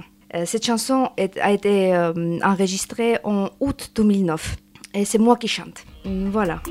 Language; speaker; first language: French; non-native, learner; Georgian